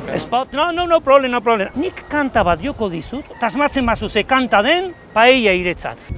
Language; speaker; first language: Basque; native; Basque